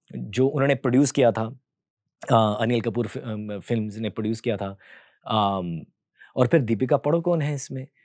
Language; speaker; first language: Hindi; early bilingual, heritage; Hindi